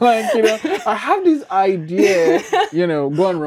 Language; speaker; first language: English; native; English